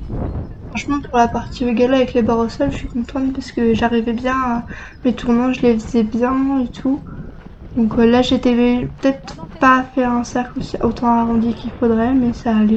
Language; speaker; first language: French; native; French